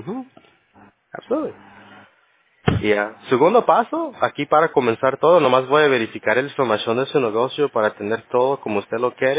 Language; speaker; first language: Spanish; early bilingual, heritage; English